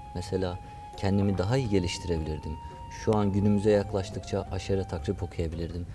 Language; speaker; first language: Turkish; native; Turkish